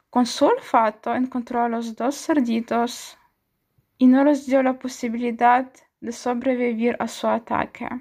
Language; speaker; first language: Spanish; non-native, fluent; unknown